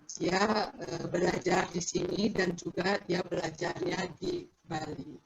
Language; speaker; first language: Indonesian; non-native, local second language; Balinese